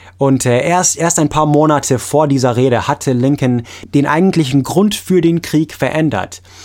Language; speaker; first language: German; non-native, fluent; English